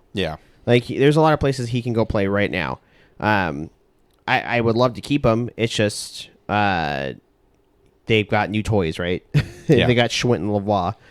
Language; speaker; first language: English; native; English